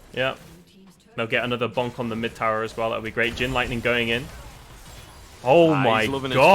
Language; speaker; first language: English; native; English